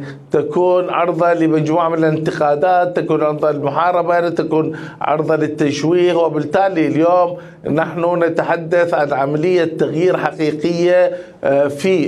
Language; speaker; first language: Arabic; native; Arabic